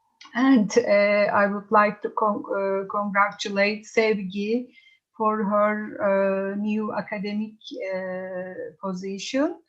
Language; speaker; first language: English; non-native, fluent; Turkish